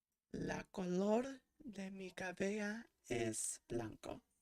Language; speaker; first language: Spanish; non-native, learner; English